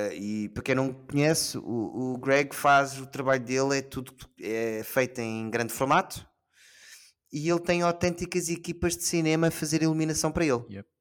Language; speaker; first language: Portuguese; early bilingual, heritage; Portuguese